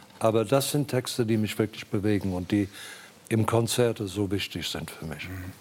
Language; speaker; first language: German; non-native, fluent; English